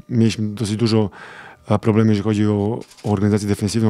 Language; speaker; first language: Polish; non-native, fluent; Serbian